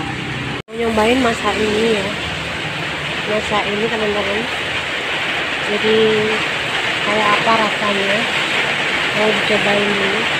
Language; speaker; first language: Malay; non-native, local second language; Javanese